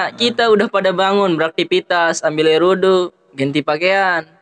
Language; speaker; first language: Indonesian; non-native, local second language; Sasak